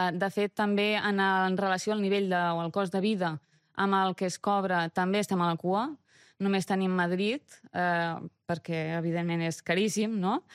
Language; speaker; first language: Catalan; early bilingual, other home language; Romanian